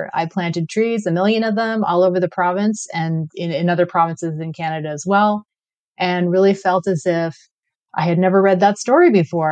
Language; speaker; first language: English; native; English